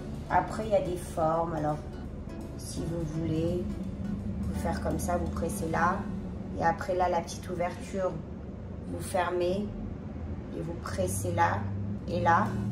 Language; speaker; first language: French; native; French